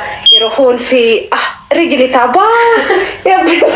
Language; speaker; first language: Arabic; native; Arabic